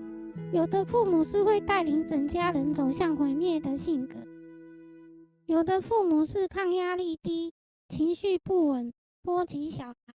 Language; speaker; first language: Chinese; native; Chinese